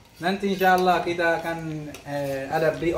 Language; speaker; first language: Indonesian; non-native, learner; Arabic